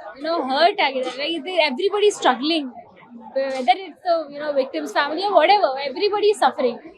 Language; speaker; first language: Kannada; non-native, learner; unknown